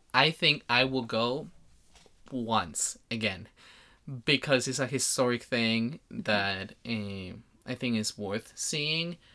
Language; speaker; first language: English; non-native, fluent; Spanish